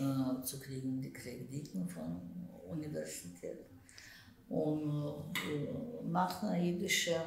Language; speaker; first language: German; non-native, learner; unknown